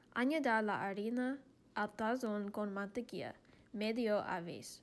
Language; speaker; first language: Spanish; non-native, learner; English